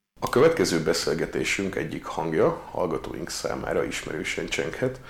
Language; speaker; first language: Hungarian; native; Hungarian